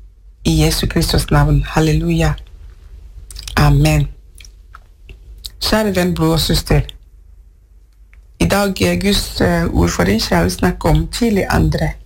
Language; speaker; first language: Norwegian; non-native, fluent; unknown